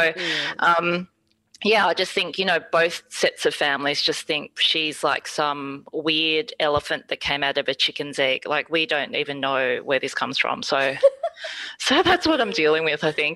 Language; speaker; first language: English; early bilingual, other home language; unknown